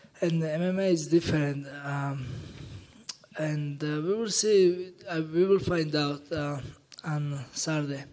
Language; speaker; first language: English; non-native, learner; Georgian